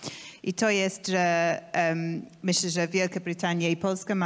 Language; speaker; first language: Polish; non-native, learner; English